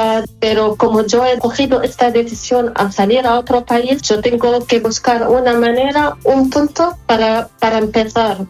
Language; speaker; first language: Spanish; non-native, fluent; Arabic